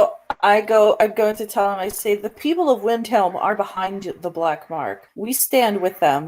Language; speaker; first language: English; native; English